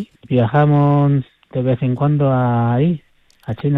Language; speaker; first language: Spanish; non-native, fluent; Chinese